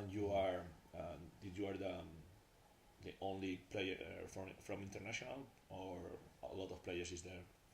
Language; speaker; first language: English; non-native, learner; Spanish